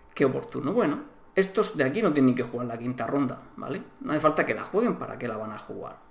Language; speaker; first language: Spanish; native; Spanish